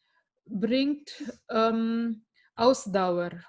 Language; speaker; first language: German; non-native, fluent; Indonesian